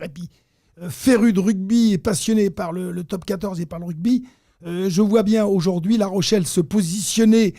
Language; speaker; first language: French; native; French